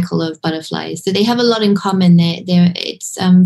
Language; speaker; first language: English; native; English